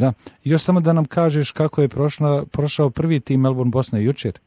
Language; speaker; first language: Serbian; native; Serbian